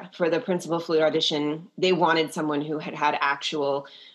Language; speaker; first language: English; native; English